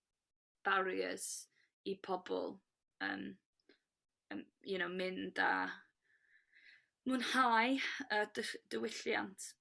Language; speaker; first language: Welsh; non-native, local second language; English